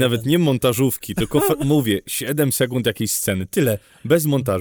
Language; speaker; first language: Polish; native; Polish